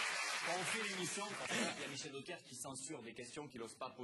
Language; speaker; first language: French; native; French